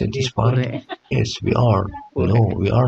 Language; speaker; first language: English; non-native, learner; Indonesian